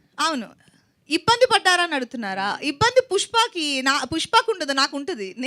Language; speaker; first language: Telugu; native; Telugu